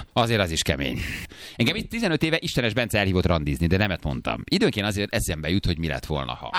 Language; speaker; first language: Hungarian; native; Hungarian